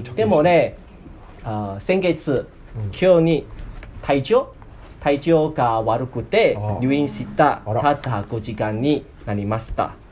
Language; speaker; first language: Japanese; non-native, learner; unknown